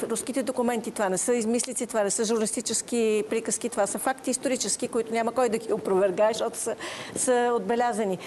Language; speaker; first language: Bulgarian; native; Bulgarian